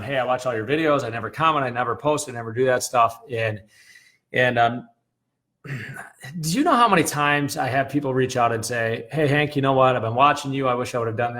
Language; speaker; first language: English; native; English